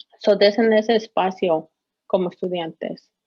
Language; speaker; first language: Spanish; early bilingual, heritage; Spanish